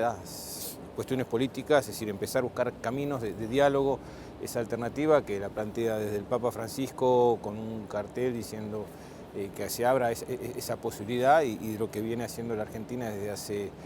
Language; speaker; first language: Spanish; native; Spanish